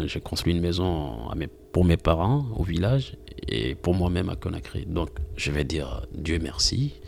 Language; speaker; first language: French; non-native, local second language; Mandingo